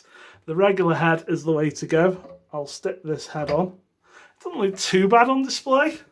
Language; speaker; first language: English; native; English